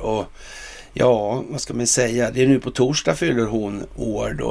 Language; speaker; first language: Swedish; native; Swedish